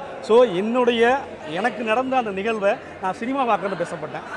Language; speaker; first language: Tamil; native; Tamil